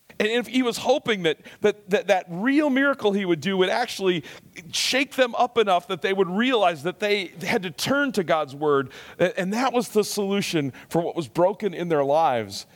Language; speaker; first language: English; native; English